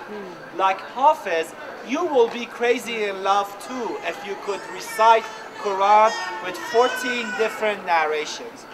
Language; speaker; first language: English; non-native, fluent; Persian